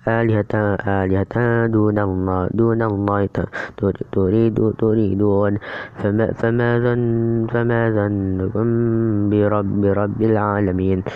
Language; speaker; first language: Arabic; non-native, learner; Indonesian